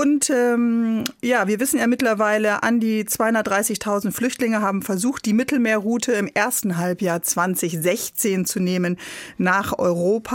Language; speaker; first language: German; native; German